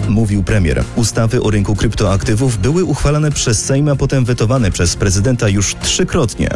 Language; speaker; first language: Polish; native; Polish